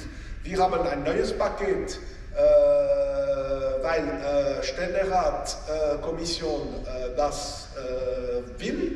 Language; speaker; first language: German; non-native, local second language; French